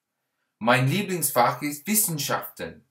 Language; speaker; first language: German; non-native, learner; English